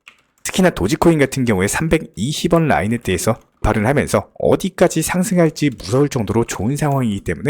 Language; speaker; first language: Korean; native; Korean